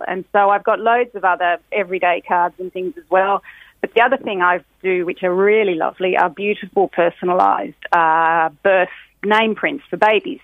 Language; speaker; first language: English; native; English